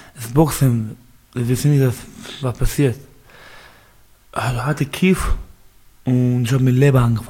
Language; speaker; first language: German; non-native, learner; Baluchi